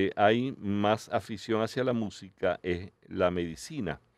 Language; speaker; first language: Spanish; native; Spanish